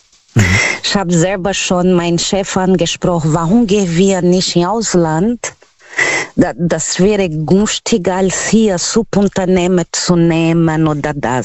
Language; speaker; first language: German; non-native, learner; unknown